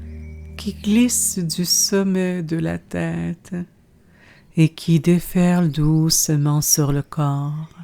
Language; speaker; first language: French; native; French